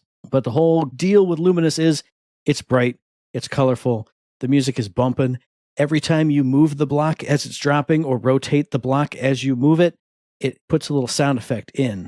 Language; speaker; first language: English; native; English